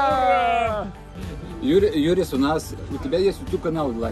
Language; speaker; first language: Russian; non-native, fluent; Lithuanian